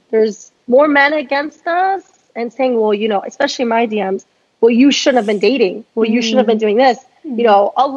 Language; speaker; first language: English; native; English